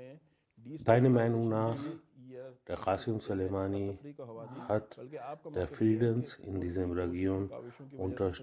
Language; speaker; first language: German; non-native, learner; Urdu